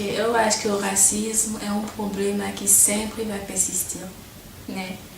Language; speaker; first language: Portuguese; non-native, fluent; French